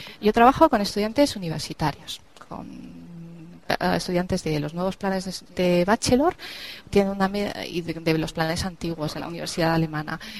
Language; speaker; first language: Spanish; native; Spanish